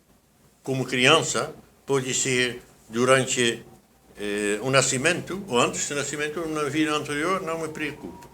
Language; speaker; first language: Portuguese; non-native, fluent; Dutch